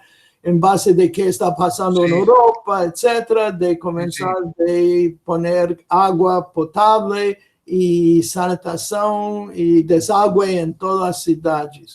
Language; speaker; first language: Spanish; non-native, fluent; English